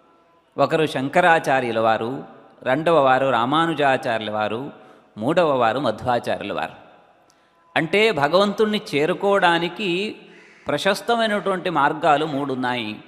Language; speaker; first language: Telugu; native; Telugu